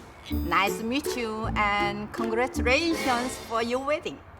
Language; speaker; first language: English; non-native, learner; Korean